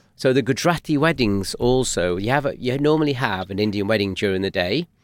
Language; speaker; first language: English; native; English